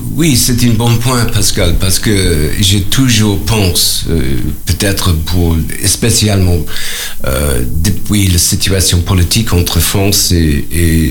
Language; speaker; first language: French; non-native, learner; English